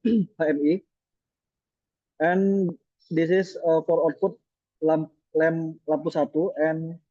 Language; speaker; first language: English; non-native, learner; Indonesian